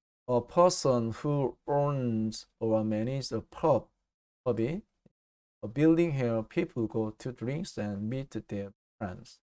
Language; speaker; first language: English; non-native, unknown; Korean